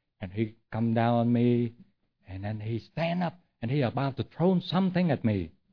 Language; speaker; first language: English; non-native, fluent; Vietnamese